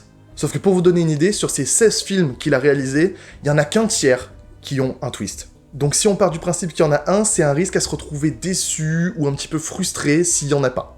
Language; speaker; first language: French; native; French